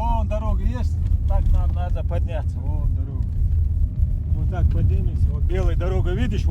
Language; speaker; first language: Russian; native; Russian